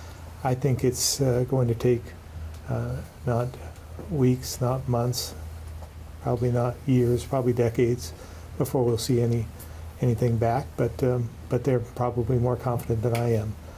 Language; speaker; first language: English; native; English